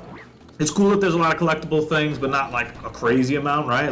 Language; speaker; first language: English; native; English